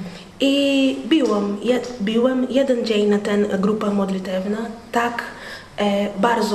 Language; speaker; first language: Polish; non-native, learner; Portuguese